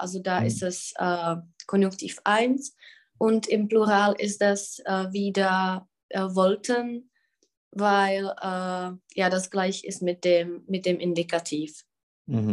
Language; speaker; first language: German; non-native, fluent; Czech